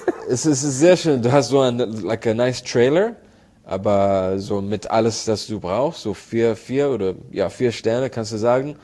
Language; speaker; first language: German; non-native, learner; Arabic